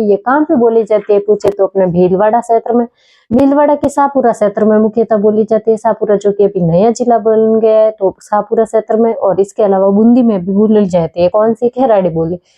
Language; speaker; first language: Hindi; native; Hindi